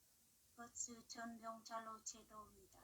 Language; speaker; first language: Korean; non-native, learner; Vietnamese